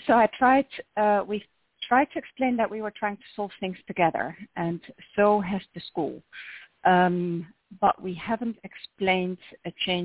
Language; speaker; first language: English; non-native, fluent; Dutch